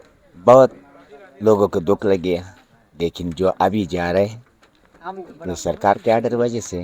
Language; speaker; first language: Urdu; early bilingual, other home language; Pashto